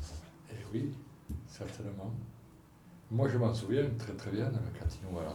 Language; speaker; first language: French; native; French